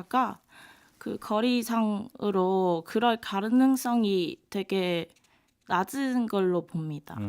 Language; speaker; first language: Korean; non-native, fluent; Cantonese